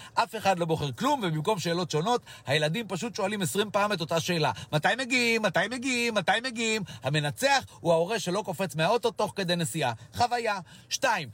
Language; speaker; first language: Hebrew; native; Hebrew